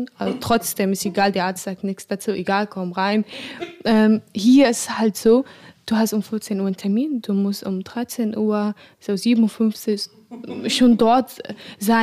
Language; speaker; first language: German; non-native, fluent; Arabic